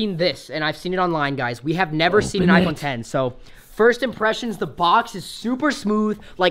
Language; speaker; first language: English; native; English